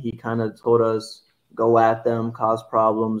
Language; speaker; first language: English; native; English